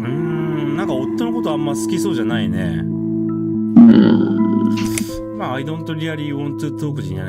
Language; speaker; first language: Japanese; native; Japanese